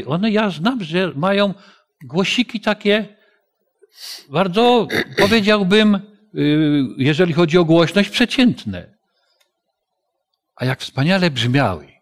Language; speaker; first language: Polish; native; Polish